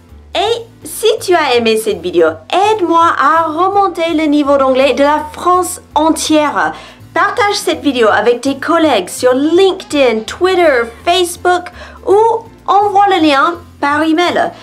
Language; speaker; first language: French; non-native, fluent; English